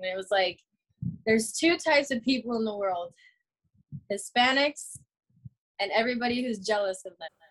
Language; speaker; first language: English; early bilingual, other home language; Spanish